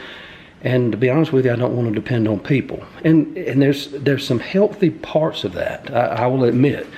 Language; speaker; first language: English; native; English